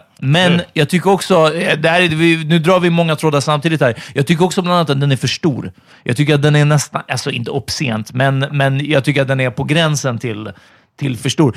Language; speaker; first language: Swedish; native; Swedish